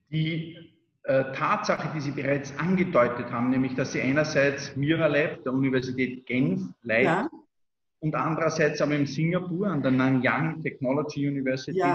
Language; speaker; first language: German; native; German